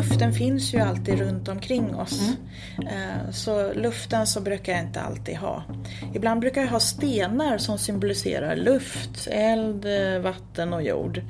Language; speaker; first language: Swedish; native; Swedish